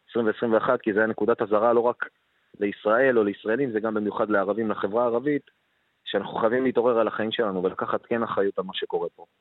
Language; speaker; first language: Hebrew; non-native, local second language; Arabic